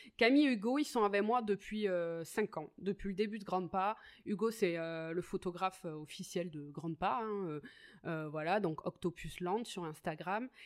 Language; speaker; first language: French; native; French